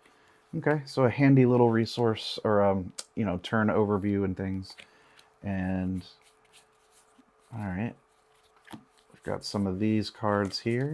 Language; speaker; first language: English; native; English